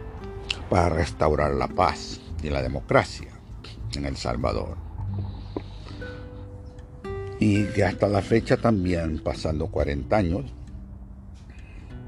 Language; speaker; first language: Spanish; native; Spanish